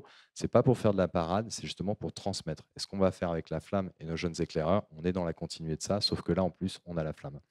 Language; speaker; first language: French; native; French